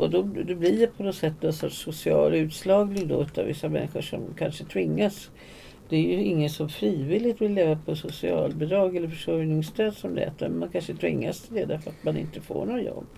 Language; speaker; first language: Swedish; native; Swedish